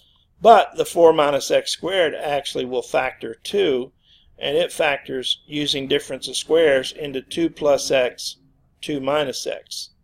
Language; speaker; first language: English; native; English